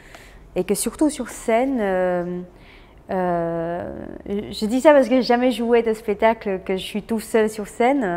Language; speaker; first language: French; non-native, fluent; Chinese